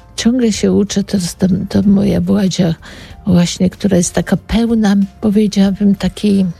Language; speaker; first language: Polish; native; Polish